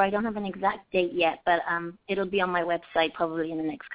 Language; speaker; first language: English; native; English